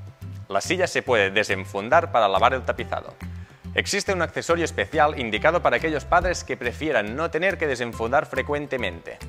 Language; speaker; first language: Spanish; native; Spanish